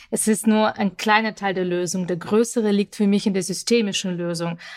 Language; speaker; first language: German; early bilingual, other home language; Russian